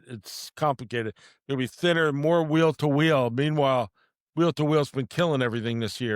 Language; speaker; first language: English; native; English